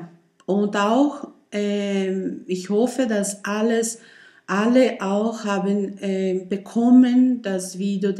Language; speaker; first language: German; non-native, learner; Portuguese